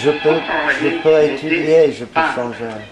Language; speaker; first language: French; non-native, fluent; English